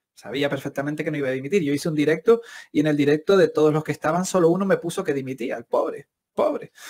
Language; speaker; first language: Spanish; native; Spanish